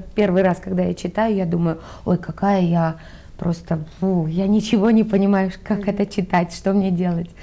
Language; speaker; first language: Russian; non-native, local second language; Armenian